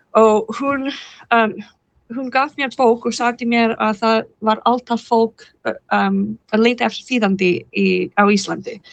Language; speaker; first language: Icelandic; non-native, fluent; English